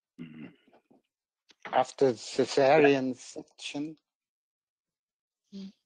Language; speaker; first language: English; non-native, fluent; German